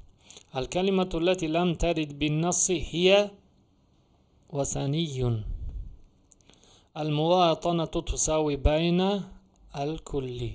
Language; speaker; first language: Arabic; non-native, fluent; Uzbek